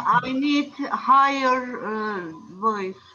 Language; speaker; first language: English; non-native, learner; Turkish